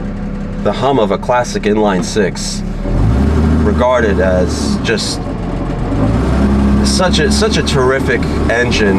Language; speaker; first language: English; native; English